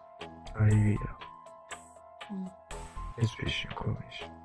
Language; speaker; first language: German; non-native, learner; Japanese